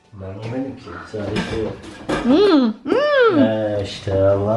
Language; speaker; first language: Turkish; early bilingual, heritage; Turkish